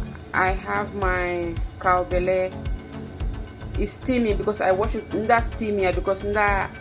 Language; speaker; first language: English; non-native, local second language; Mandingo